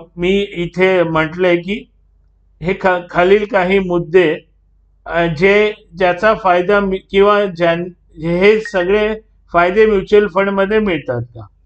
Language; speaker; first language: Marathi; native; Marathi